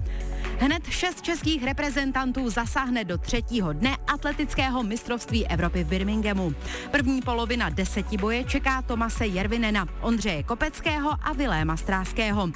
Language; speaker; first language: Czech; native; Czech